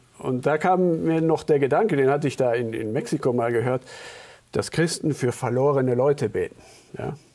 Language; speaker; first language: German; early bilingual, heritage; German